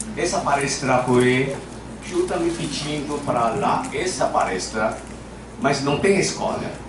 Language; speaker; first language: Portuguese; non-native, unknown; Chinese